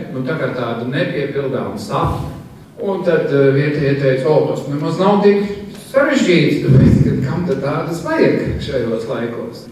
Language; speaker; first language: Latvian; early bilingual, heritage; Latvian